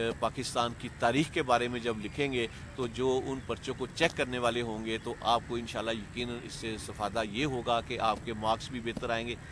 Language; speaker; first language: Urdu; non-native, local second language; Punjabi